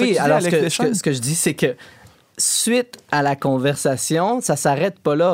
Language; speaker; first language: French; native; French